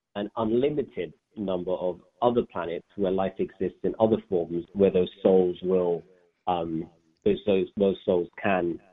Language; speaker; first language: English; native; English